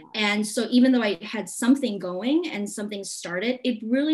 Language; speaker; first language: English; non-native, local second language; Cantonese